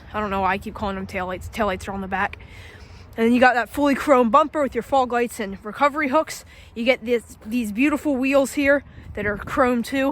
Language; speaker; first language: English; native; English